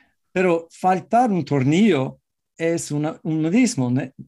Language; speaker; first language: Spanish; non-native, learner; English